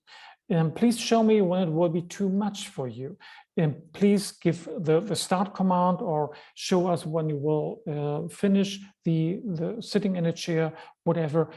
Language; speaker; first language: English; non-native, fluent; German